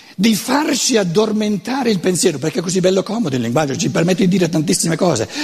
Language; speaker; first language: Italian; non-native, local second language; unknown